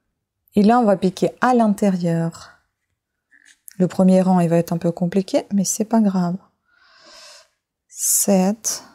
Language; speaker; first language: French; native; French